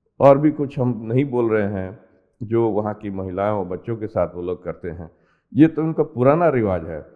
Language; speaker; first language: Hindi; native; Hindi